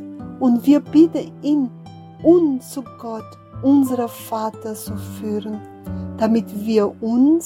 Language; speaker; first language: German; non-native, fluent; Portuguese